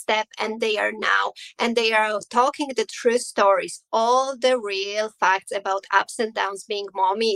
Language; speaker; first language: English; non-native, learner; Polish